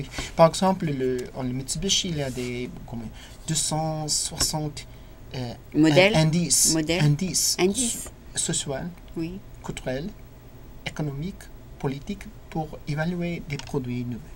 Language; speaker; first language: French; non-native, fluent; English